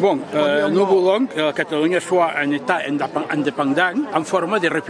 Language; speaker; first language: French; non-native, fluent; Catalan